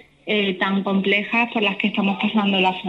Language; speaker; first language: Spanish; native; Spanish